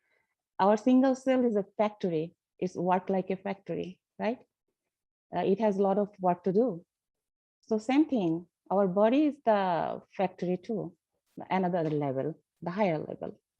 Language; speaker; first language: English; non-native, learner; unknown